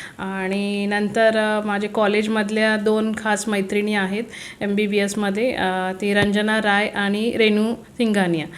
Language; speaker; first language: Marathi; native; Marathi